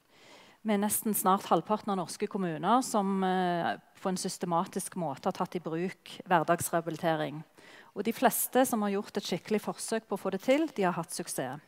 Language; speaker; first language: Norwegian; native; Norwegian